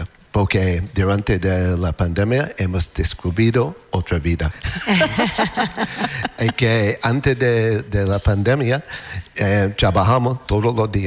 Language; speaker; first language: Spanish; non-native, learner; English